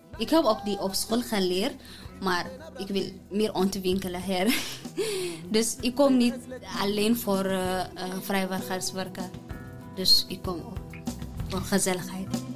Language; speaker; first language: Dutch; non-native, learner; Tigrinya